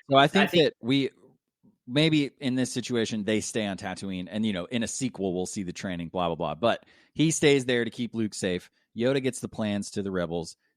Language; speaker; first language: English; native; English